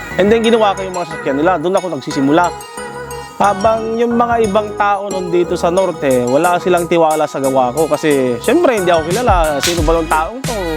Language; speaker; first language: Filipino; non-native, local second language; Iloko